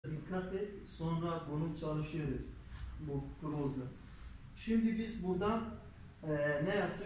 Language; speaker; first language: Turkish; non-native, learner; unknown